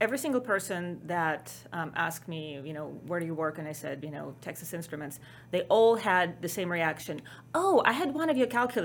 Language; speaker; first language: English; non-native, fluent; Ukrainian